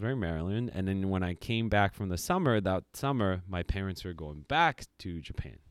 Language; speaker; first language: English; early bilingual, other home language; Japanese